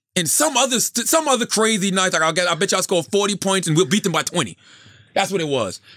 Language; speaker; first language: English; native; English